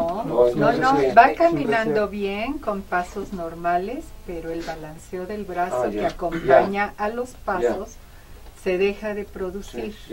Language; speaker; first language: Spanish; native; Spanish